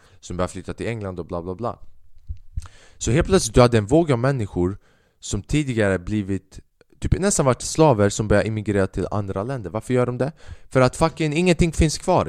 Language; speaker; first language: Swedish; native; Swedish